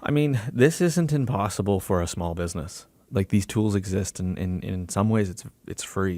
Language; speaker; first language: English; native; English